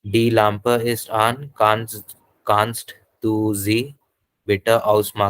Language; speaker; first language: German; non-native, learner; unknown